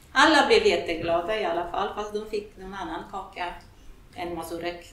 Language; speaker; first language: Swedish; non-native, fluent; Polish